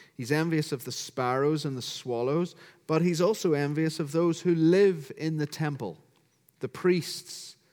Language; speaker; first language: English; native; English